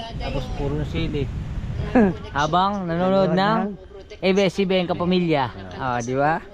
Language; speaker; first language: Filipino; native; Filipino